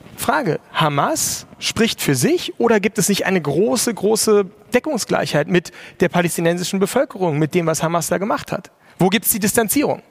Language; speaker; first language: German; native; German